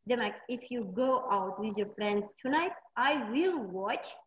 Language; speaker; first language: English; non-native, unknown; Uzbek